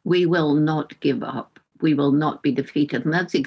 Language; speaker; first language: English; native; English